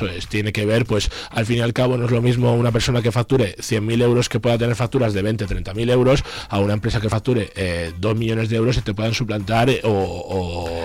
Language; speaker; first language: Spanish; native; Spanish